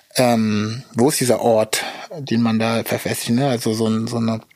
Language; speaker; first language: German; early bilingual, other home language; Russian